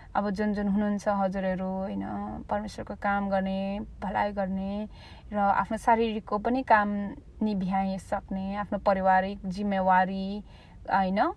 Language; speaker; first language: Nepali; early bilingual, heritage; Nepali